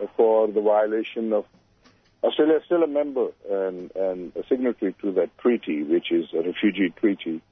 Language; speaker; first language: English; non-native, local second language; Urdu